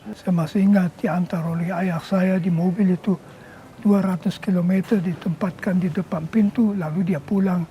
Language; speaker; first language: Indonesian; non-native, fluent; German